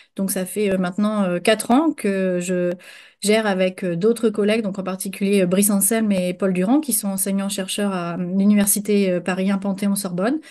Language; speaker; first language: French; native; French